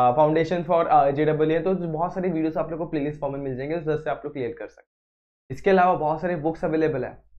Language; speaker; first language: Hindi; native; Hindi